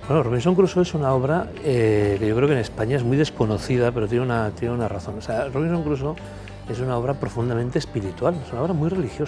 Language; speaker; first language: Spanish; native; Spanish